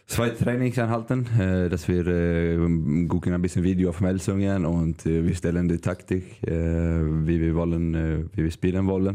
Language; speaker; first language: German; non-native, learner; Swedish